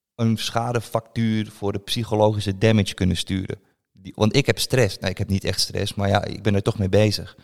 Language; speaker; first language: Dutch; native; Dutch